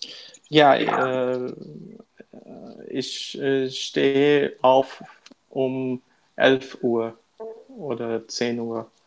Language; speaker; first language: German; non-native, learner; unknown